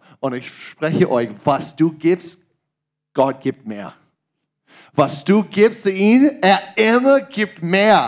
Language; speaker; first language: German; non-native, learner; English